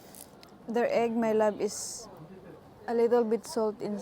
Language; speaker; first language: English; non-native, local second language; Cebuano